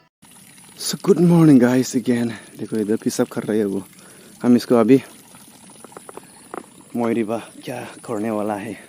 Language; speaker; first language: Hindi; non-native, local second language; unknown